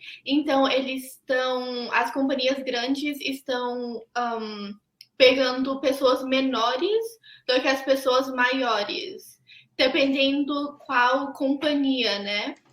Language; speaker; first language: Portuguese; early bilingual, heritage; Portuguese